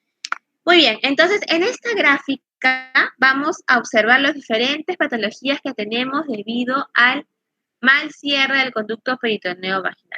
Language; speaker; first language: Spanish; native; Spanish